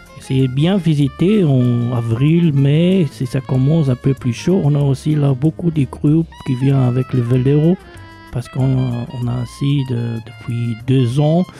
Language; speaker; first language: French; non-native, local second language; Luxembourgish